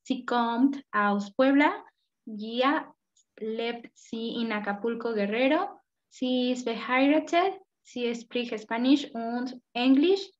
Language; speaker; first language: German; non-native, learner; Spanish